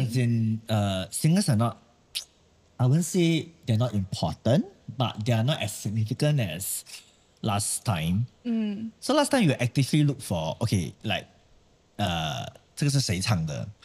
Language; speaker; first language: English; non-native, local second language; Chinese